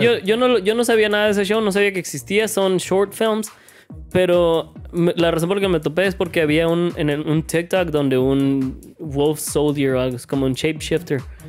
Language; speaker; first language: Spanish; native; Spanish